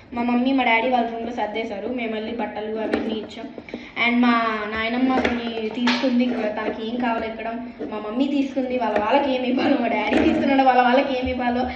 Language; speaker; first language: Telugu; early bilingual, heritage; Telugu